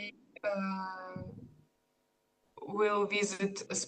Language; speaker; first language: English; non-native, learner; Russian